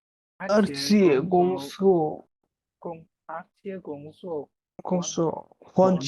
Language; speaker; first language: Chinese; non-native, learner; Bangla